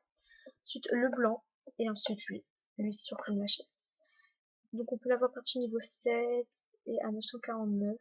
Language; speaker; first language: French; native; French